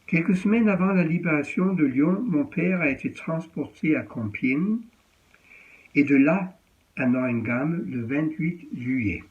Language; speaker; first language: French; early bilingual, heritage; French